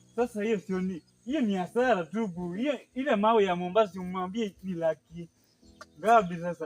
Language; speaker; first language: Swahili; native; Swahili